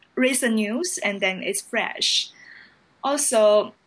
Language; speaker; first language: English; non-native, fluent; Chinese